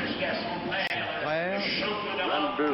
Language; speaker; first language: French; native; French